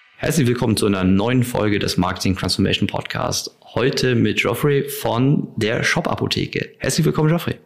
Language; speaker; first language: German; native; German